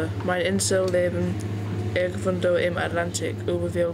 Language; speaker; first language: German; non-native, learner; English